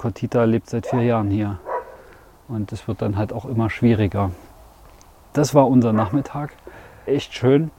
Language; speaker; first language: German; native; German